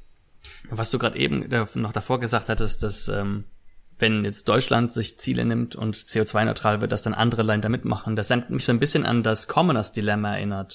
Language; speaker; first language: German; native; German